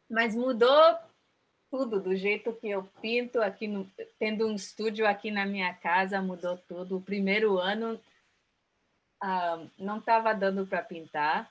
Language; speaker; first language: Portuguese; early bilingual, heritage; Portuguese